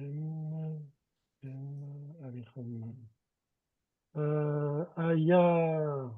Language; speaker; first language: Hebrew; non-native, learner; French